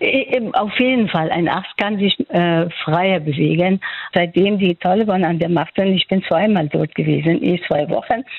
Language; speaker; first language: German; non-native, fluent; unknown